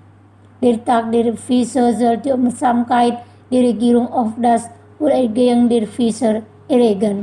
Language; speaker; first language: German; non-native, fluent; Indonesian